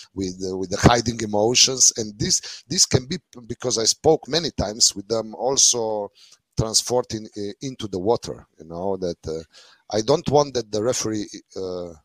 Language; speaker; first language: English; non-native, fluent; Slovenian